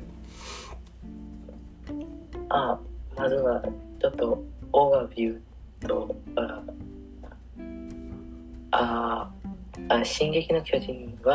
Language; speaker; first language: Japanese; non-native, learner; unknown